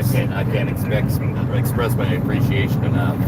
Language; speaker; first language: English; native; English